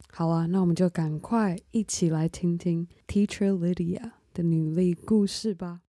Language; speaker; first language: Chinese; native; Chinese